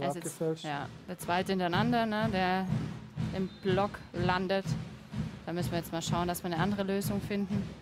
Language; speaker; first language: German; native; German